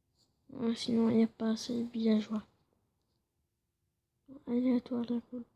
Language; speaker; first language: French; native; French